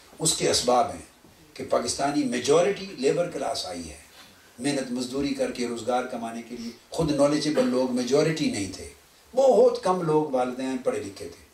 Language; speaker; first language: Urdu; non-native, local second language; Punjabi